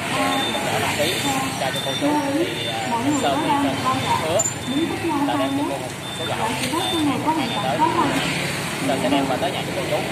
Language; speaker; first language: Vietnamese; native; Vietnamese